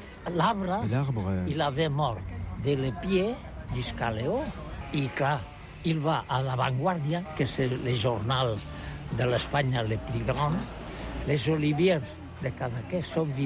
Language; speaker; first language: French; non-native, learner; Catalan